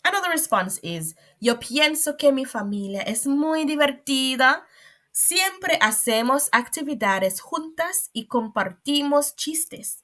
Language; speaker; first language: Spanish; non-native, fluent; English